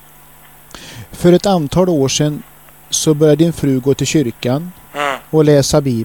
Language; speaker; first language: Swedish; native; Swedish